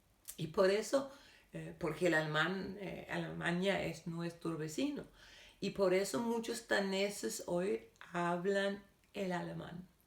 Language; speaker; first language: Spanish; non-native, fluent; Danish